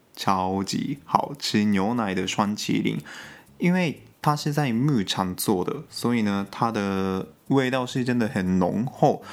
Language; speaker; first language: Chinese; non-native, fluent; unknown